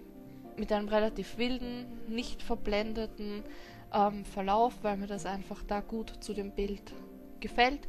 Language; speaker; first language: German; native; German